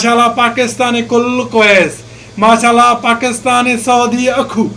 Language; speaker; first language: Arabic; non-native, learner; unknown